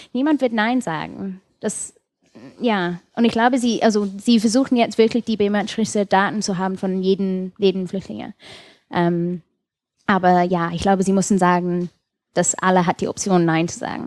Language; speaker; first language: German; non-native, fluent; English